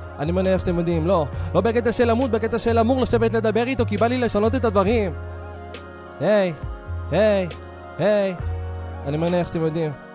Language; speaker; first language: Hebrew; native; Hebrew